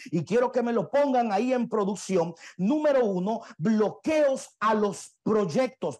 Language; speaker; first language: Spanish; native; Spanish